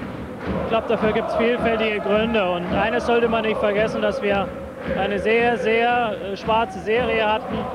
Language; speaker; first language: German; native; German